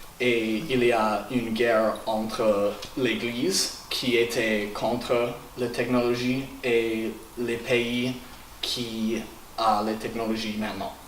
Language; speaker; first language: French; non-native, learner; English